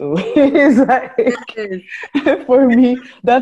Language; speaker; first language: English; non-native, local second language; French